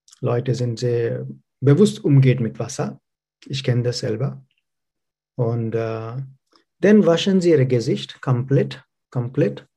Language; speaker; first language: German; non-native, learner; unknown